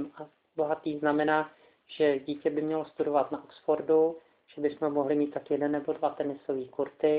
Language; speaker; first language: Czech; native; Czech